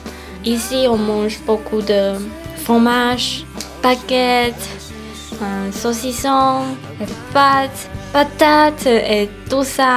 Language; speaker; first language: French; non-native, learner; Chinese